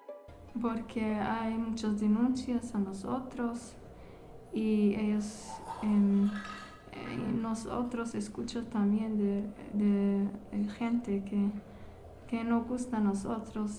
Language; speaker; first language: Spanish; non-native, learner; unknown